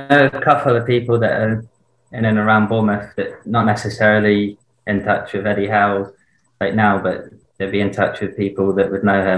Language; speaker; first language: English; native; English